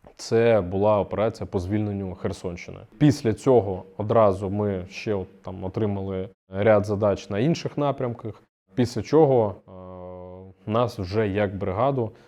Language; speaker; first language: Ukrainian; native; Ukrainian